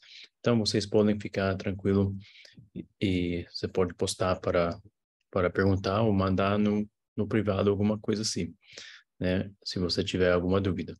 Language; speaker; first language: Portuguese; non-native, fluent; English